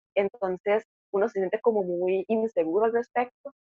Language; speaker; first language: Spanish; native; Spanish